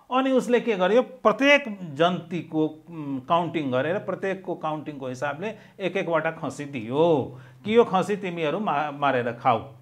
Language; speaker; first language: Nepali; non-native, local second language; Maithili